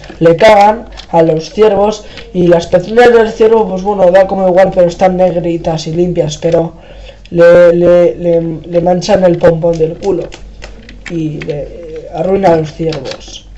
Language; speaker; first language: Spanish; native; Spanish